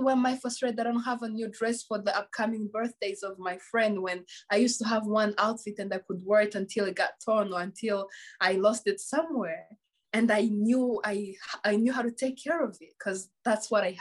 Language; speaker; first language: English; non-native, local second language; Kinyarwanda